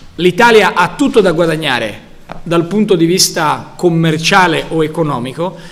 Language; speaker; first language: Italian; native; Italian